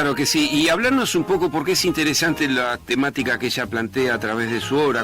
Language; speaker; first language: Spanish; native; Spanish